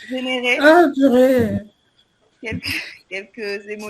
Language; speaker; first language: French; native; French